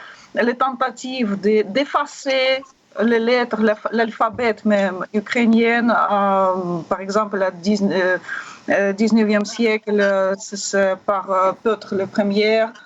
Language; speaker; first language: French; non-native, learner; Russian